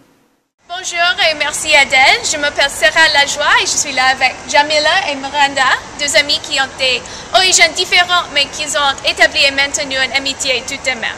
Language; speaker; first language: French; non-native, learner; English